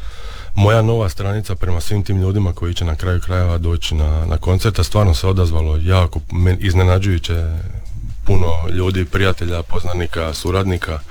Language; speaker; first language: Serbian; native; Serbian